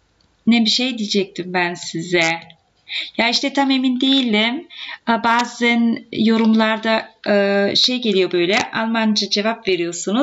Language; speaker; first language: Turkish; native; Turkish